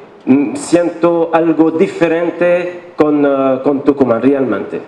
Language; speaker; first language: Spanish; non-native, fluent; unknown